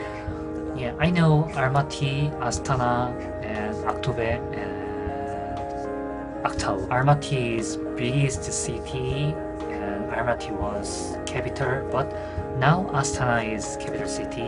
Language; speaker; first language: English; non-native, learner; Korean